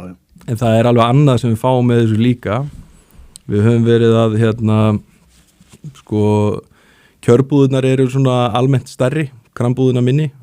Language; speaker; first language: Icelandic; native; Icelandic